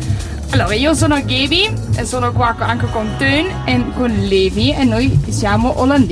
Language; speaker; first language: Italian; non-native, fluent; Dutch